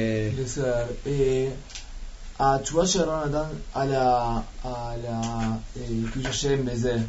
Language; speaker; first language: Hebrew; non-native, learner; Spanish